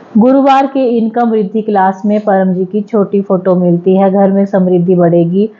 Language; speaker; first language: Hindi; native; Hindi